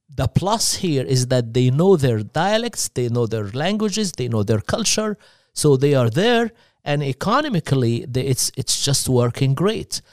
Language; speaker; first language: English; non-native, fluent; Arabic